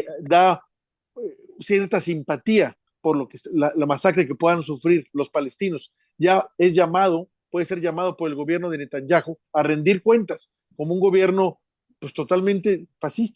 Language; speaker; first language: Spanish; native; Spanish